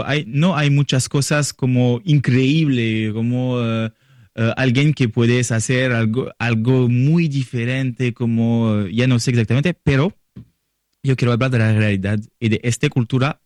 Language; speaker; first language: Spanish; non-native, learner; French